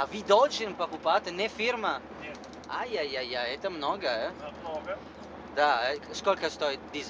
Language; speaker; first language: Russian; non-native, learner; Italian